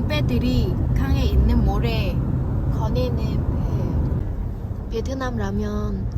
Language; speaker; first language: Korean; non-native, learner; Vietnamese